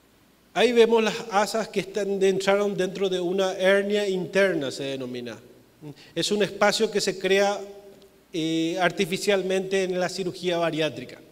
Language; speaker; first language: Spanish; native; Spanish